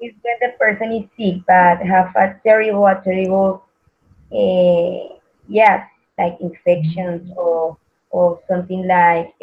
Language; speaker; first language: English; non-native, learner; Spanish